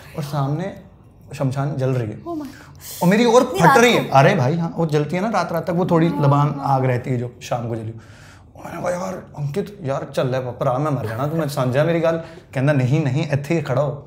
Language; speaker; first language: Hindi; native; Hindi